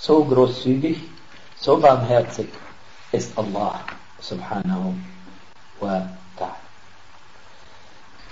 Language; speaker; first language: German; non-native, fluent; Arabic